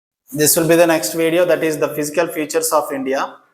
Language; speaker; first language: English; non-native, local second language; Telugu